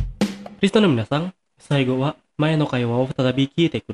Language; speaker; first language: Japanese; non-native, fluent; Indonesian